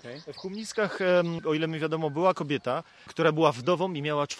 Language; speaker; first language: Polish; native; Polish